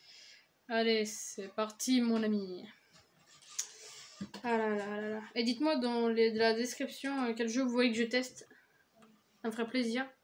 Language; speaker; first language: French; native; French